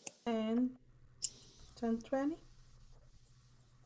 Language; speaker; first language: English; non-native, learner; Spanish